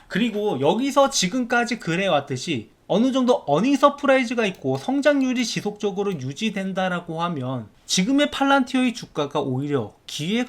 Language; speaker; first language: Korean; native; Korean